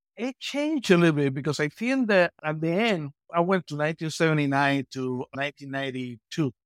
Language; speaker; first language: English; non-native, fluent; Spanish